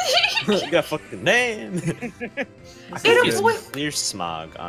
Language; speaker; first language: English; native; English